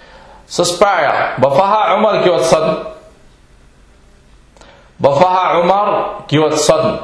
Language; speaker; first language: Danish; early bilingual, other home language; Arabic